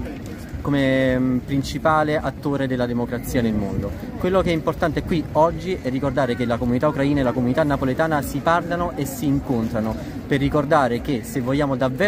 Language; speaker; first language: Italian; native; Italian